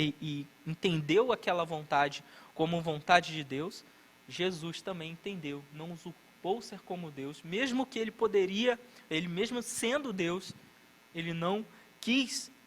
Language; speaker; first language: Portuguese; native; Portuguese